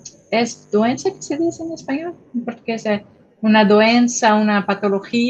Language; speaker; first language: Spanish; non-native, fluent; Portuguese